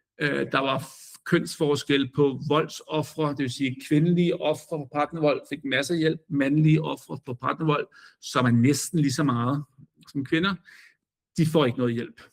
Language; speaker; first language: Danish; native; Danish